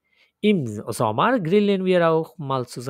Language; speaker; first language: German; non-native, learner; Bangla